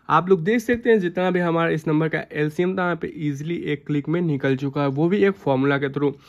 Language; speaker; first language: Hindi; native; Hindi